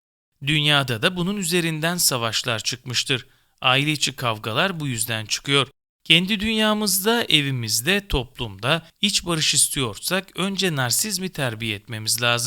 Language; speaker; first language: Turkish; native; Turkish